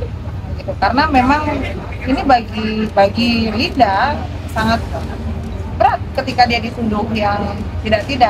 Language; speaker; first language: Indonesian; native; Indonesian